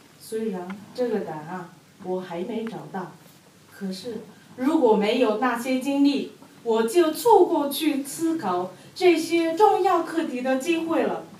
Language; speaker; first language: Chinese; non-native, learner; Japanese